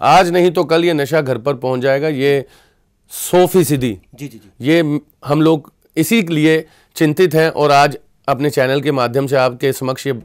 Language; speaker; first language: Hindi; non-native, local second language; Punjabi